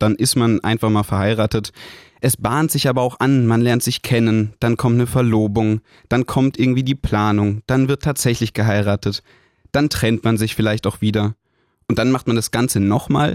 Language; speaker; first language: German; native; German